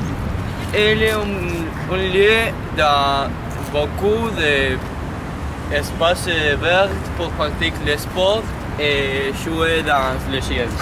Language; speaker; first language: French; non-native, learner; Spanish